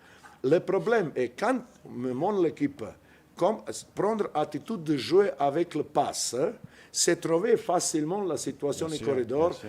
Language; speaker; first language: French; non-native, fluent; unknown